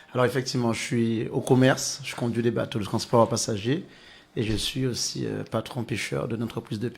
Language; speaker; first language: French; native; French